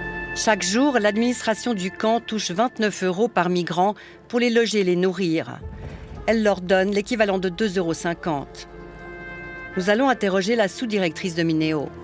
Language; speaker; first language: French; native; French